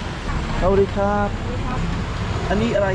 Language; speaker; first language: Thai; non-native, learner; English